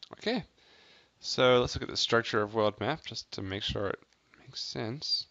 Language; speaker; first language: English; native; English